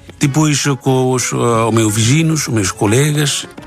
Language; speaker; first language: Portuguese; non-native, learner; Bangla